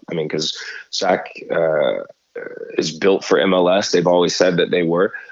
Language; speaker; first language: English; native; English